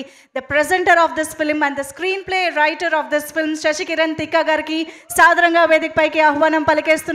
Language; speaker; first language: Telugu; native; Telugu